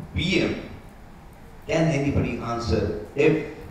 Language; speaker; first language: English; non-native, local second language; Marathi